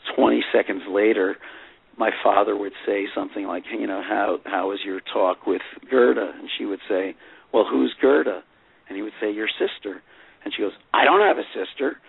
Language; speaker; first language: English; native; English